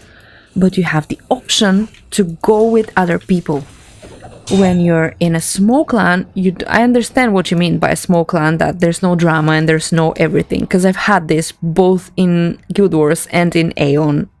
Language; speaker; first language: English; non-native, fluent; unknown